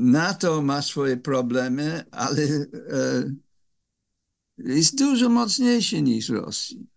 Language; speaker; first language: Polish; non-native, fluent; English